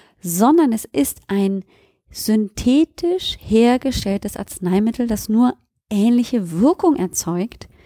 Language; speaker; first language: German; native; German